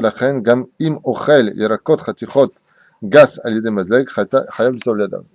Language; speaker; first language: Hebrew; non-native, fluent; French